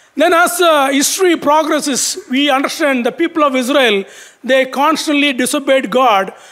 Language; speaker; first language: English; non-native, local second language; Tamil